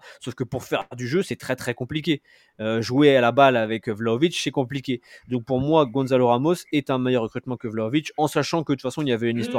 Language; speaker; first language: French; native; French